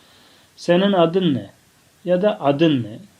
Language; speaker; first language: Turkish; non-native, fluent; Tajik